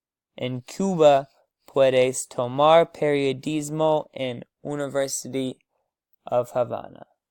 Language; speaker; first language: Spanish; non-native, learner; English